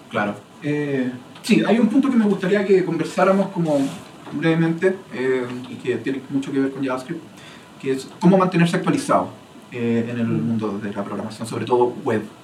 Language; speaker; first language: Spanish; native; Spanish